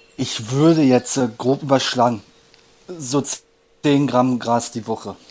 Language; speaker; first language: German; native; German